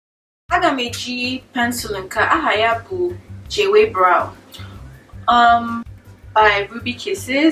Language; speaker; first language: Igbo; early bilingual, heritage; English